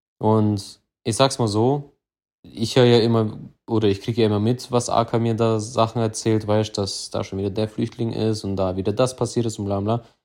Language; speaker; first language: German; early bilingual, other home language; Russian